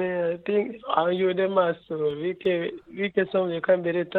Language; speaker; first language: Swedish; non-native, learner; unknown